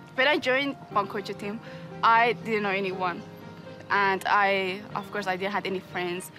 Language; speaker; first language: English; non-native, fluent; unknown